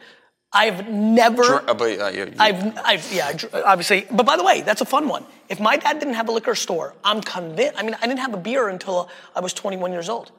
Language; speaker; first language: English; early bilingual, other home language; Russian